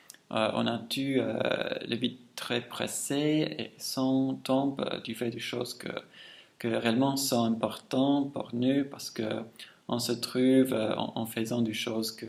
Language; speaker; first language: French; non-native, fluent; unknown